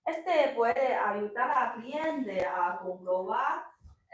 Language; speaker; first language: Spanish; non-native, learner; Chinese